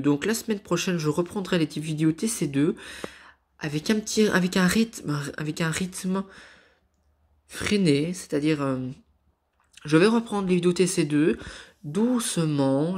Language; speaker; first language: French; native; French